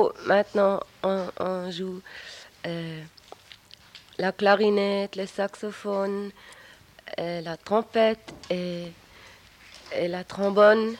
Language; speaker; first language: French; non-native, local second language; German